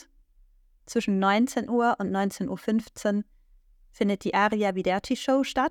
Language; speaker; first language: German; native; German